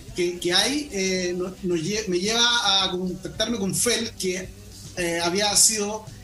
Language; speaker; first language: Spanish; native; Spanish